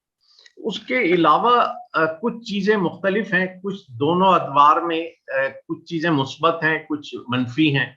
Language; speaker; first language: Urdu; native; Urdu